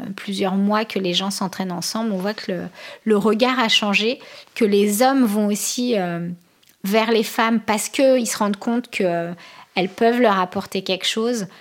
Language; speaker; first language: French; native; French